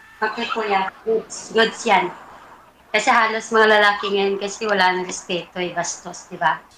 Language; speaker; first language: Filipino; non-native, local second language; Hiligaynon